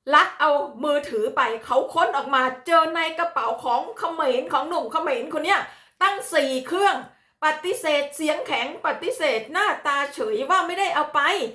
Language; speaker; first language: Thai; native; Thai